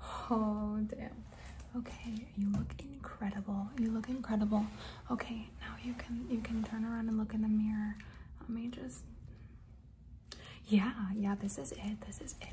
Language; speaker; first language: English; native; English